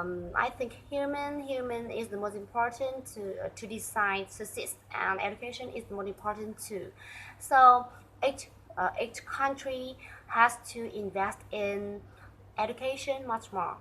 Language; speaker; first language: English; non-native, learner; Vietnamese